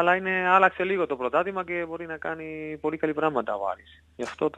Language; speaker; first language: Greek; non-native, learner; Spanish